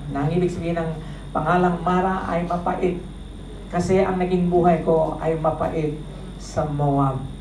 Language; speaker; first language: Filipino; non-native, local second language; Cebuano